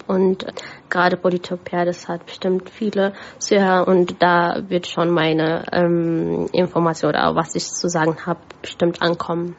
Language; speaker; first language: German; non-native, fluent; Amharic